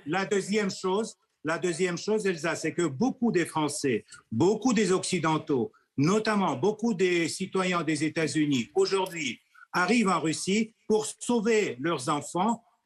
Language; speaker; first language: French; non-native, fluent; Russian